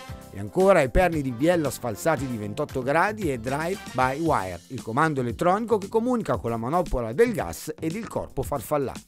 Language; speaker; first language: Italian; native; Italian